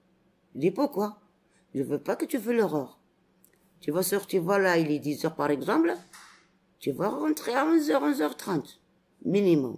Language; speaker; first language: French; non-native, local second language; Arabic